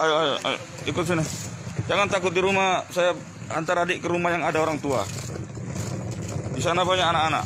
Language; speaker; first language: Indonesian; native; Indonesian